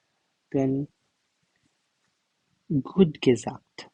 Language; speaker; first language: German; non-native, learner; Hindi